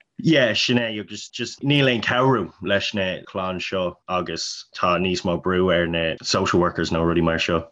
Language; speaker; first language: Irish; non-native, local second language; English